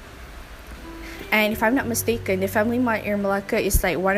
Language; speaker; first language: English; non-native, local second language; Malay